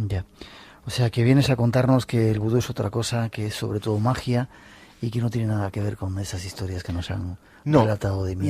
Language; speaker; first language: Spanish; native; Spanish